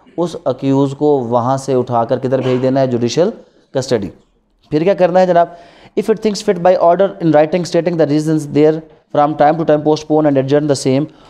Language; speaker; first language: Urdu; non-native, local second language; Punjabi